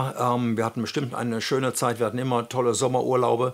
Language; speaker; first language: German; native; German